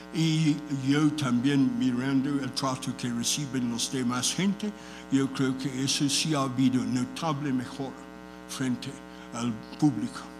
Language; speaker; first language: Spanish; non-native, fluent; English